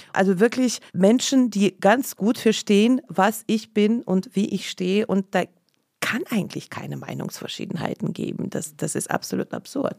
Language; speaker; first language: German; non-native, fluent; Russian